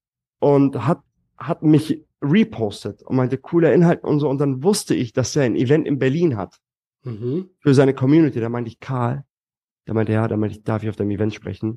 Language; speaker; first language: German; native; German